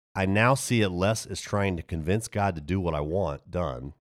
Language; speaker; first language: English; native; English